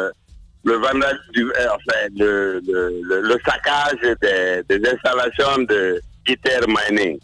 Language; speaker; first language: French; non-native, local second language; Mandingo